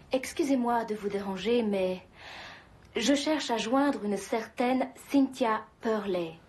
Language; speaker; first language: French; native; French